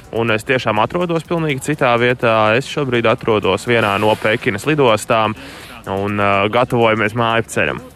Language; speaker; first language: Latvian; native; Latvian